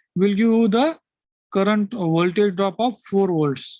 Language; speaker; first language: Hindi; non-native, local second language; Marathi